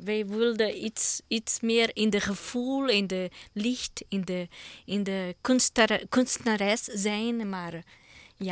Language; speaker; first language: Dutch; non-native, learner; Portuguese